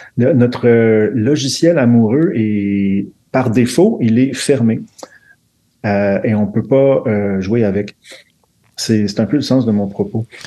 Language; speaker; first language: French; native; French